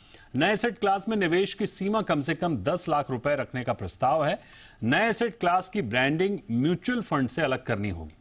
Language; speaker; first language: Hindi; native; Hindi